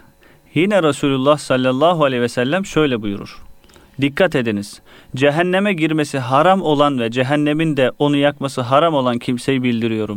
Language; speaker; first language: Turkish; native; Turkish